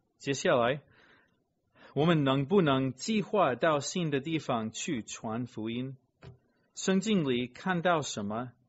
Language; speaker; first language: Chinese; non-native, fluent; English